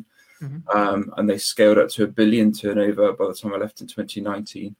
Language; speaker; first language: English; native; English